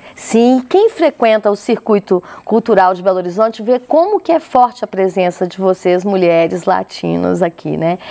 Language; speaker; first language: Portuguese; native; Portuguese